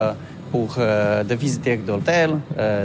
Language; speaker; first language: French; non-native, learner; Polish